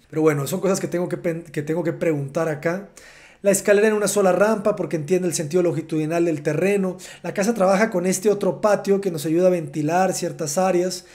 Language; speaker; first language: Spanish; native; Spanish